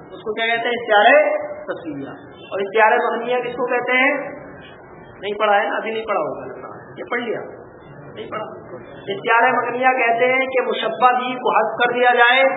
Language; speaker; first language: Urdu; native; Urdu